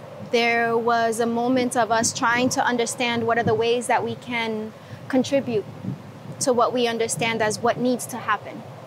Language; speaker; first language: English; early bilingual, other home language; Spanish